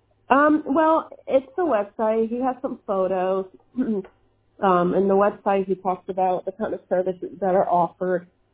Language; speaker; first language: English; early bilingual, other home language; Spanish